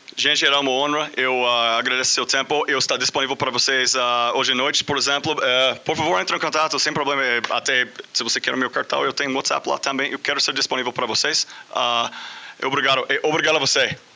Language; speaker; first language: Portuguese; non-native, learner; English